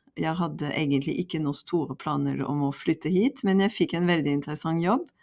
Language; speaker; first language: Norwegian; non-native, fluent; French